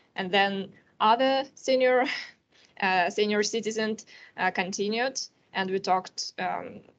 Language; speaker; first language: English; non-native, learner; Russian